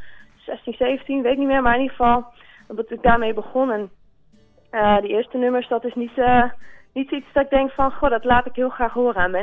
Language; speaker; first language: Dutch; native; Dutch